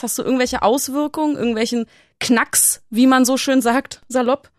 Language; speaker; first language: German; native; German